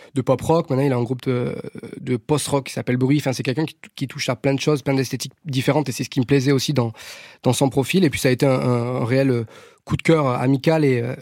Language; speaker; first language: French; native; French